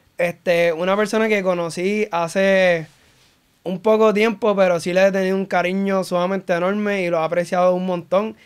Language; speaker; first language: Spanish; native; Spanish